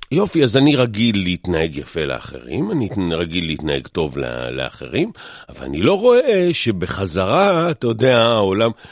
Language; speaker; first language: Hebrew; native; Hebrew